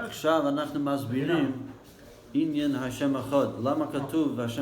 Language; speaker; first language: Hebrew; non-native, fluent; English